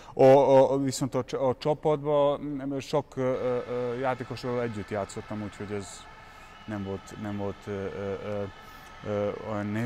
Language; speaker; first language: Hungarian; non-native, fluent; Serbian